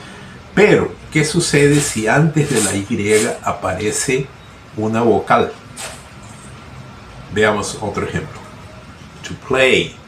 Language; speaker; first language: Spanish; non-native, fluent; Portuguese